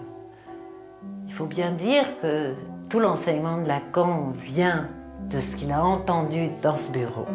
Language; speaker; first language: French; native; French